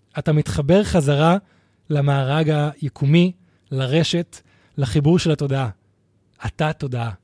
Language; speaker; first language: Hebrew; native; Hebrew